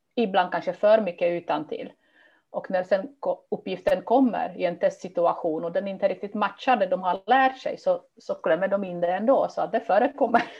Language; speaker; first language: Swedish; non-native, fluent; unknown